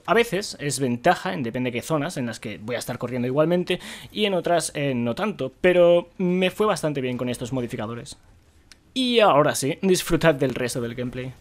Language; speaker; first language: Spanish; native; Spanish